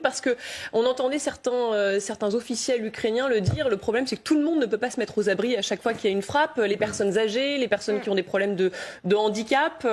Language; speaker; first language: French; native; French